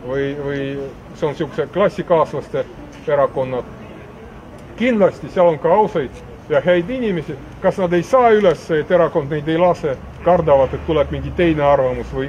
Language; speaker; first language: Estonian; non-native, local second language; Russian